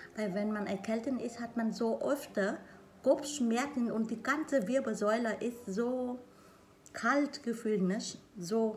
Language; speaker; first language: German; non-native, learner; Vietnamese